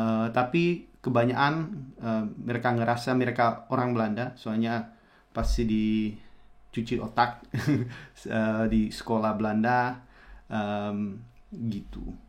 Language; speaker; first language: Indonesian; non-native, fluent; Dutch